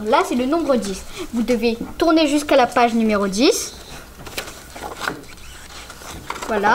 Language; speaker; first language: French; native; French